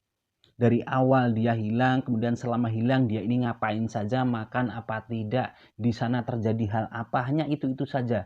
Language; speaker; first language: Indonesian; native; Indonesian